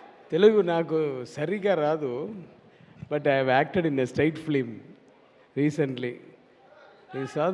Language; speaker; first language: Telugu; non-native, learner; Tamil